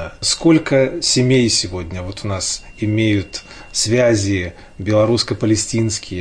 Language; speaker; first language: Russian; native; Russian